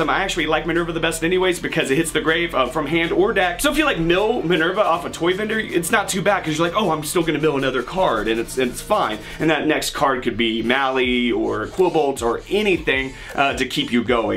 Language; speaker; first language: English; native; English